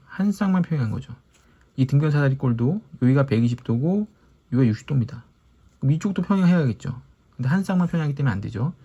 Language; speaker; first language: Korean; native; Korean